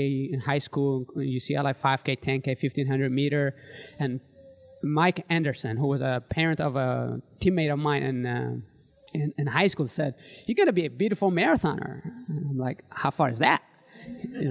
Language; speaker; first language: English; early bilingual, other home language; Tigrinya